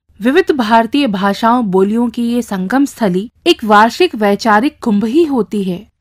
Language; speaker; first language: Hindi; native; Hindi